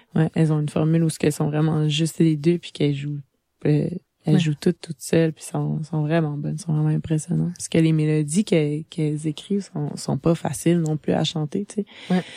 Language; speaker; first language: French; native; French